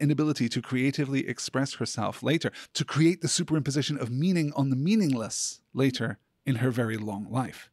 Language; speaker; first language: English; native; English